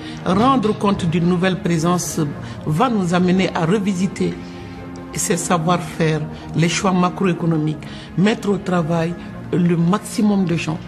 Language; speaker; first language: French; non-native, local second language; Bambara